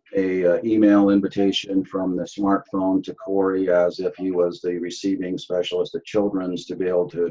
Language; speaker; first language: English; native; English